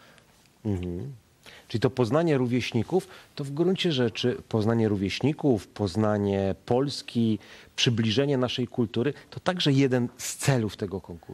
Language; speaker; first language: Polish; native; Polish